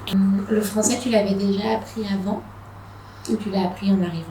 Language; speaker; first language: French; native; French